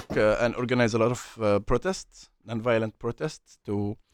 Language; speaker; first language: English; non-native, fluent; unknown